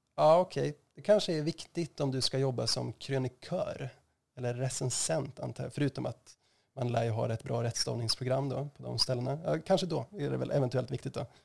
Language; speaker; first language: Swedish; native; Swedish